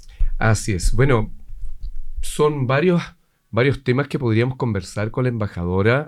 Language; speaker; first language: Spanish; native; Spanish